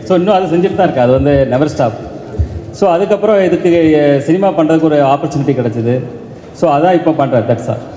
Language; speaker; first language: Tamil; native; Tamil